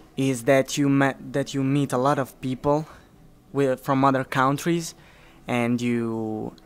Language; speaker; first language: English; non-native, learner; Italian